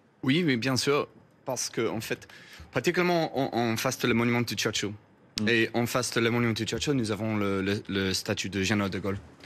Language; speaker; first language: French; non-native, fluent; English